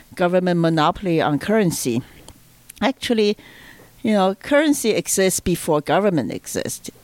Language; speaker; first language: English; non-native, fluent; Chinese